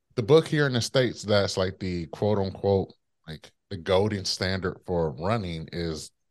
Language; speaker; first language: English; native; English